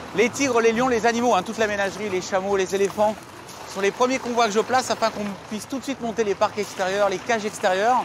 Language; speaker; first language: French; native; French